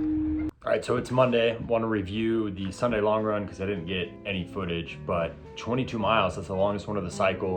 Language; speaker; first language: English; native; English